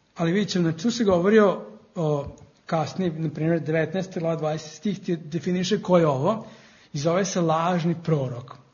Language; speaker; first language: Serbian; non-native, fluent; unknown